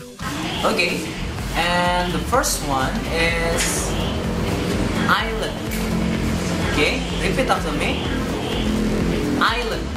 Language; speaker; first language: English; non-native, learner; Indonesian